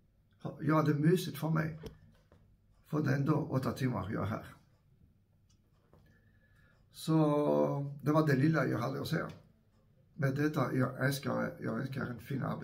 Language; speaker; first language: Swedish; non-native, fluent; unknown